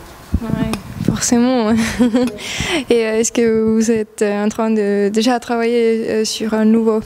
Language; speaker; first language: French; non-native, fluent; Estonian